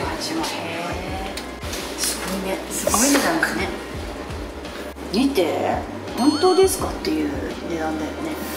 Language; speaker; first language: Japanese; native; Japanese